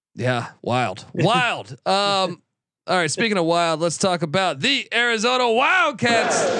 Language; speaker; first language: English; native; English